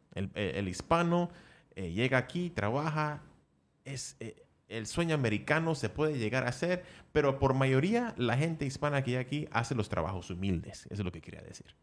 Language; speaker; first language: Spanish; early bilingual, heritage; Spanish